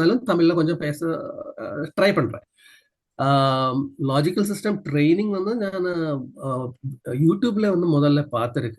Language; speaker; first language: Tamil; non-native, learner; Malayalam